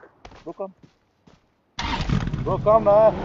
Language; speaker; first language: English; non-native, learner; Nepali